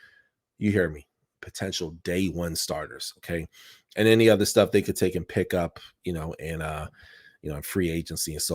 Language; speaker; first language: English; native; English